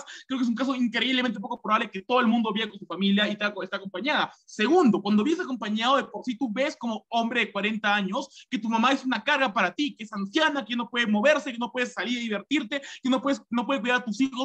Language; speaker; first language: Spanish; native; Spanish